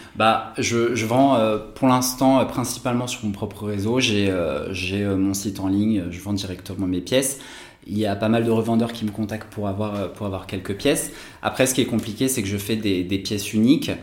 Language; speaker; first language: French; native; French